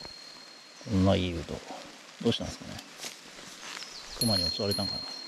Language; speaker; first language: Japanese; native; Japanese